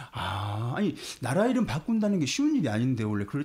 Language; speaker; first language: Korean; native; Korean